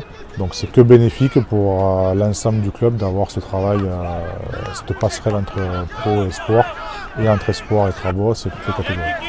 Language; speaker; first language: French; native; French